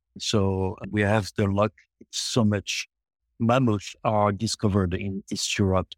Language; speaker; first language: English; non-native, local second language; French